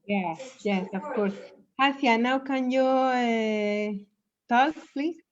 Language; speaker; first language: English; non-native, learner; Spanish